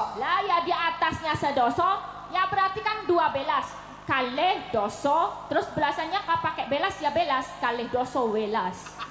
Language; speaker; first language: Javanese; non-native, local second language; Indonesian